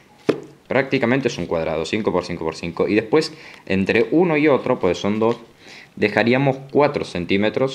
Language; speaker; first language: Spanish; native; Spanish